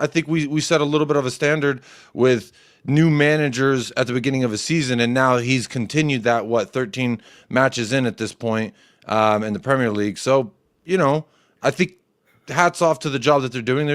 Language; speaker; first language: English; native; English